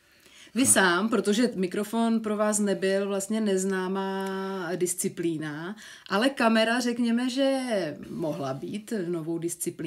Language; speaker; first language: Czech; native; Czech